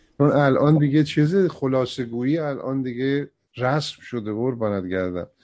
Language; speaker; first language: Persian; native; Persian